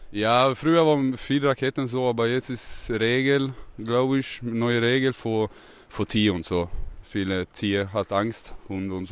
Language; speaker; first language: German; non-native, learner; Swedish